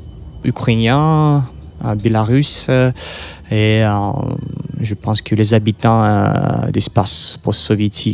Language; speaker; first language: French; non-native, fluent; Russian